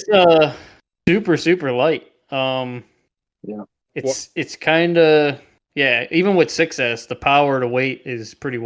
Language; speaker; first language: English; native; English